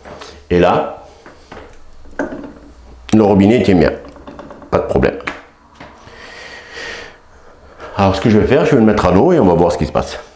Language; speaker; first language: French; native; French